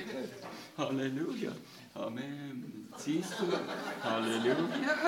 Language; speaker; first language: German; non-native, learner; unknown